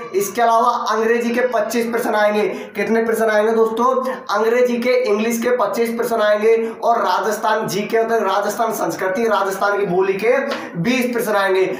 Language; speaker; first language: Hindi; native; Hindi